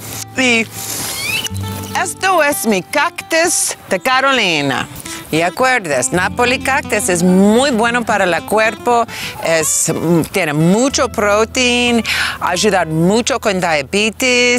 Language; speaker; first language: Spanish; non-native, learner; English